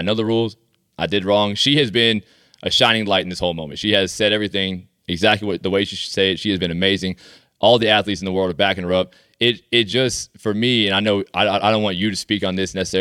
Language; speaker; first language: English; native; English